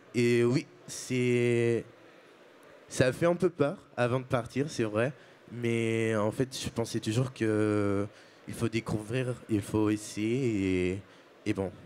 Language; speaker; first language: French; non-native, fluent; Portuguese